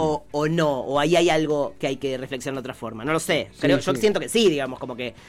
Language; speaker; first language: Spanish; native; Spanish